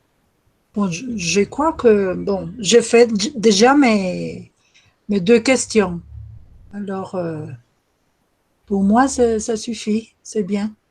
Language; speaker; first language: French; non-native, fluent; Spanish